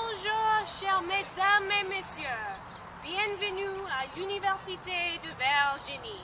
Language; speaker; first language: French; non-native, learner; English